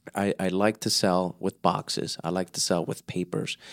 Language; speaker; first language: English; early bilingual, other home language; Spanish